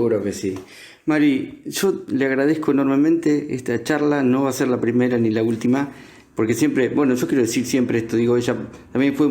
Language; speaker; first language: Spanish; native; Spanish